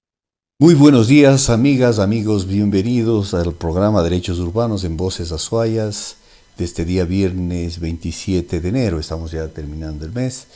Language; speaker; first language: Spanish; native; Spanish